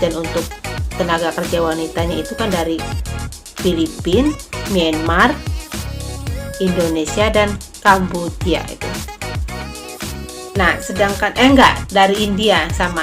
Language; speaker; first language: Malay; non-native, local second language; Javanese